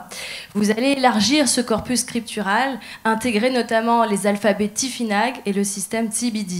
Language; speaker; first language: French; native; French